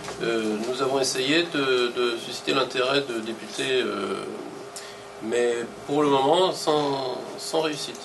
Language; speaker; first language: French; native; French